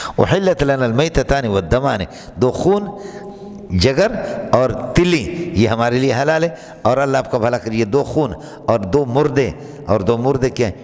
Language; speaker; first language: Urdu; non-native, local second language; Baluchi